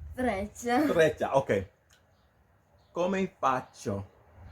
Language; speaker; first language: Italian; non-native, learner; English